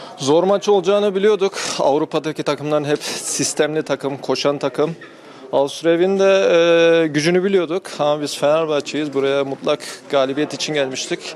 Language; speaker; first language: Turkish; early bilingual, heritage; Turkish